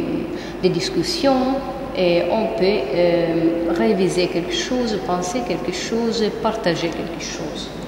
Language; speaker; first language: French; non-native, fluent; Italian